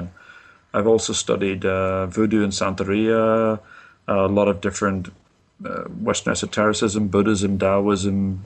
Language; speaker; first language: English; native; English